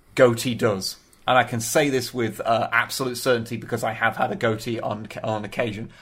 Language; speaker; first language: English; native; English